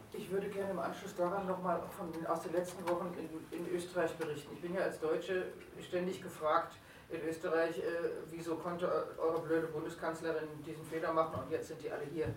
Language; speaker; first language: German; native; German